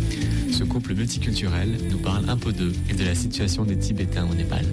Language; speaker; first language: French; native; French